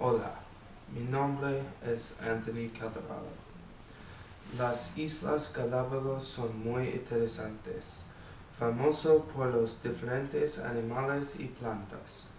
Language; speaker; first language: Spanish; non-native, learner; English